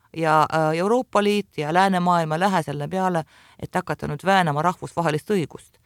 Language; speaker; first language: Estonian; non-native, local second language; Russian